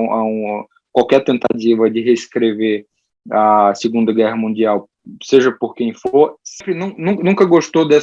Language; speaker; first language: Portuguese; early bilingual, heritage; Portuguese